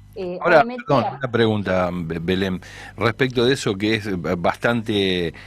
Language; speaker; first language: Spanish; native; Spanish